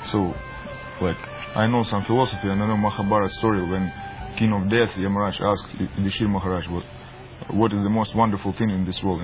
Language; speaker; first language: English; non-native, learner; Russian